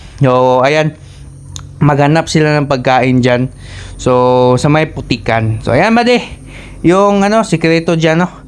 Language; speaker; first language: Filipino; non-native, local second language; Cebuano